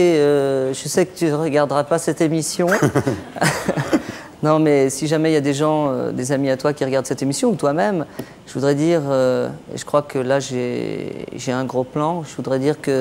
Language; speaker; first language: French; native; French